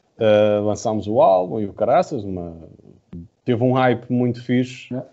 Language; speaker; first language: Portuguese; native; Portuguese